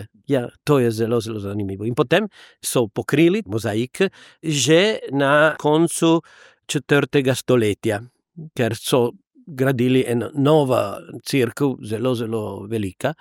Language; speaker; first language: Slovenian; non-native, learner; Italian